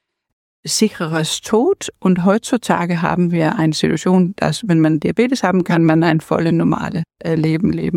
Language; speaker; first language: German; non-native, learner; Danish